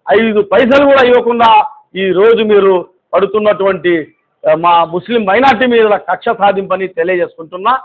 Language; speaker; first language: Telugu; non-native, local second language; Urdu